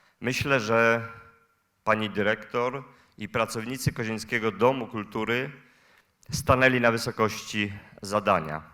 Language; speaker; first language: Polish; native; Polish